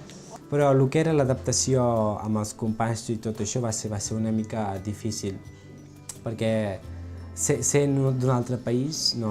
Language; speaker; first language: Catalan; early bilingual, other home language; Georgian